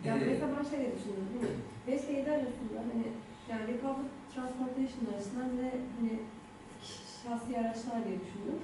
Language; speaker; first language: Turkish; native; Turkish